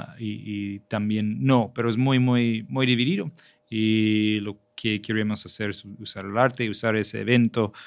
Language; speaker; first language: Spanish; non-native, fluent; English